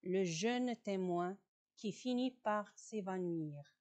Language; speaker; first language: French; non-native, local second language; Arabic